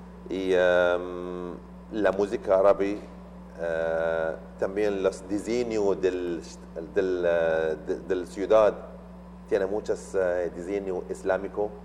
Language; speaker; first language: Spanish; non-native, learner; Arabic